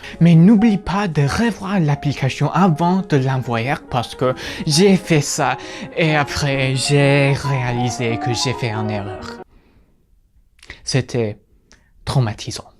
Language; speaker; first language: French; non-native, fluent; English